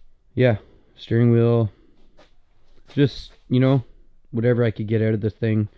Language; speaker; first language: English; native; English